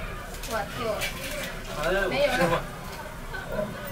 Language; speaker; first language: Chinese; non-native, fluent; Indonesian